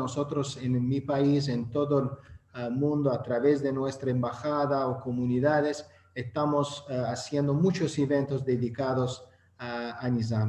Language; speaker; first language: Spanish; non-native, fluent; Azerbaijani